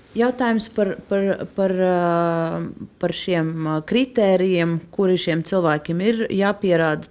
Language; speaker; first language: Latvian; native; Latvian